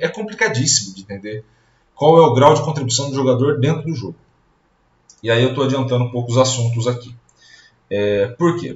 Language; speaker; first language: Portuguese; native; Portuguese